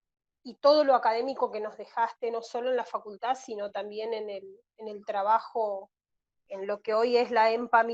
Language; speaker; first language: Spanish; native; Spanish